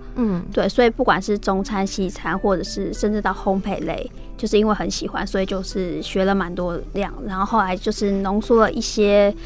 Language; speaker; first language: Chinese; native; Chinese